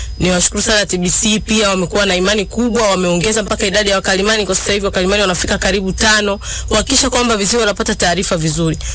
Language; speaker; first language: Swahili; non-native, local second language; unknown